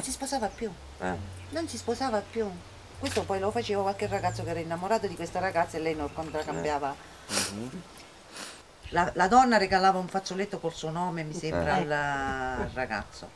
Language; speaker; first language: Italian; native; Italian